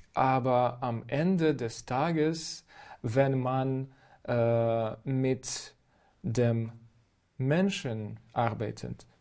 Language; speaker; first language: German; non-native, fluent; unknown